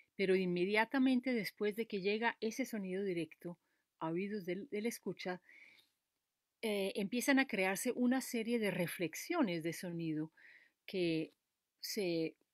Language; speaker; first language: Spanish; native; Spanish